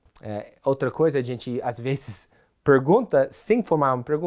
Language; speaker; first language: Portuguese; non-native, fluent; English